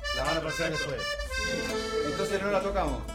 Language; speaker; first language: Spanish; native; Spanish